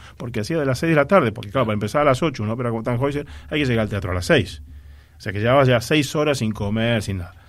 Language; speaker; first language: Spanish; native; Spanish